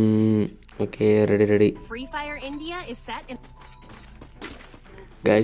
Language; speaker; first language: Malayalam; native; Malayalam